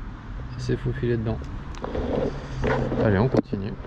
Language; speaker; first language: French; native; French